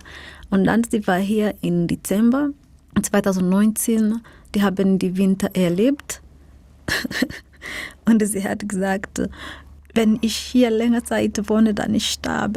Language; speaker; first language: German; non-native, learner; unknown